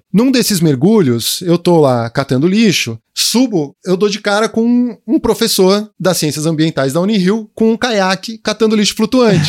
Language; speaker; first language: Portuguese; native; Portuguese